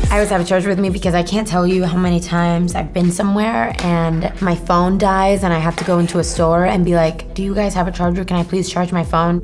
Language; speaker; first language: English; native; English